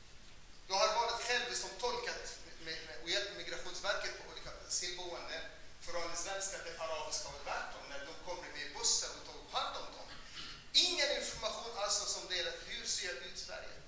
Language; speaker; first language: Swedish; non-native, fluent; Arabic